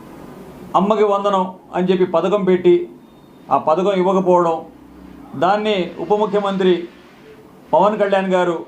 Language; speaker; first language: Telugu; native; Telugu